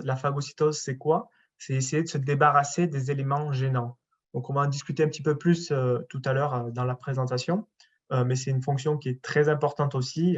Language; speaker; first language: French; native; French